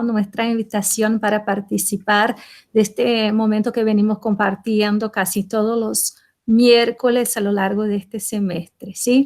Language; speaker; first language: Spanish; non-native, fluent; Portuguese